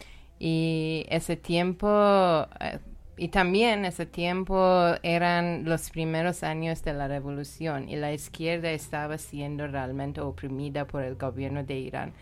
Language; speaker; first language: Spanish; non-native, learner; Persian